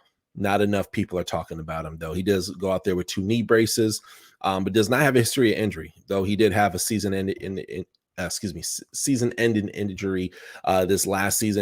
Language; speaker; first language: English; native; English